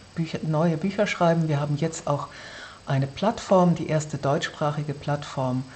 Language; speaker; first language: German; native; German